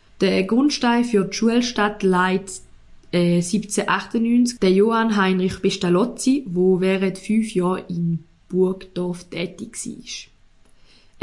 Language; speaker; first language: German; native; German